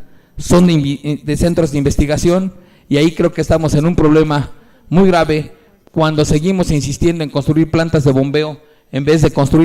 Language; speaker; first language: Spanish; native; Spanish